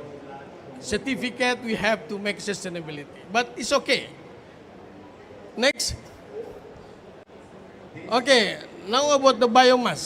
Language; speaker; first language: English; non-native, fluent; Indonesian